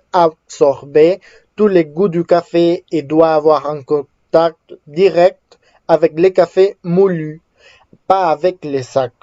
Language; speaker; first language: French; non-native, fluent; Spanish